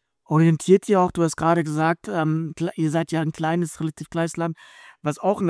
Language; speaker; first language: German; native; German